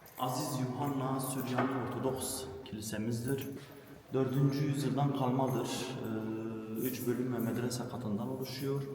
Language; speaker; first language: Turkish; non-native, local second language; Turoyo